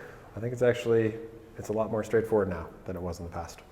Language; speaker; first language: English; native; English